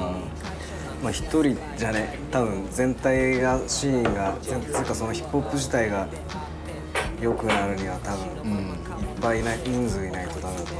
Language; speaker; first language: Japanese; native; Japanese